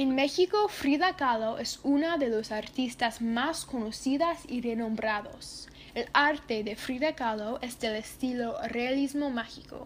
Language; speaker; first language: Spanish; non-native, learner; English